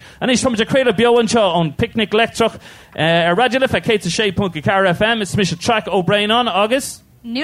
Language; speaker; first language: Irish; non-native, local second language; English